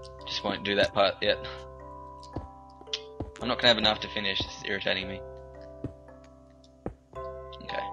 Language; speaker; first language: English; native; English